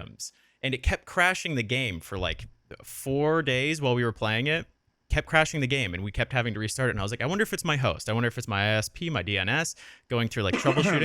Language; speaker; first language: English; native; English